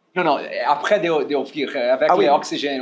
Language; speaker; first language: French; non-native, learner; Portuguese